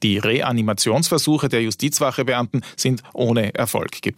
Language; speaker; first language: German; native; German